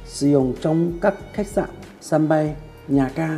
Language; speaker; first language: Vietnamese; non-native, fluent; Chinese